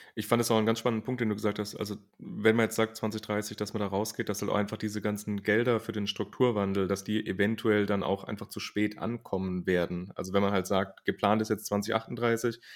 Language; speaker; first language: German; native; German